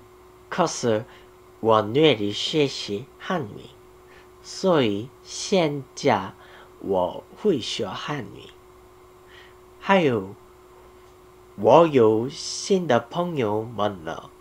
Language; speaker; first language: Chinese; non-native, learner; Korean